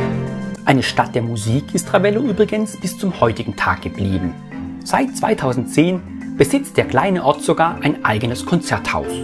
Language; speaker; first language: German; native; German